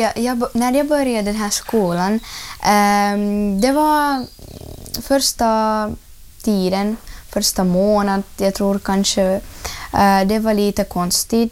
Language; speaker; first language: Swedish; early bilingual, other home language; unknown